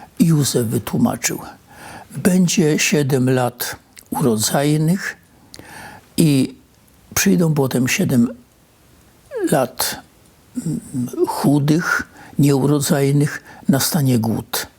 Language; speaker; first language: Polish; native; Polish